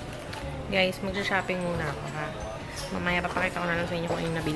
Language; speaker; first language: Filipino; native; Filipino